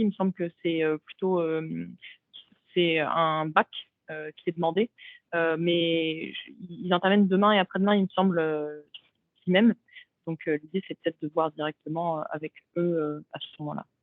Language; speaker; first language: French; native; French